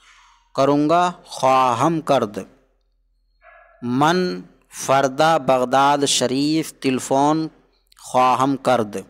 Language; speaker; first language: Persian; non-native, fluent; Urdu